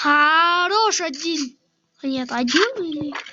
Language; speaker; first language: Russian; non-native, local second language; Kyrgyz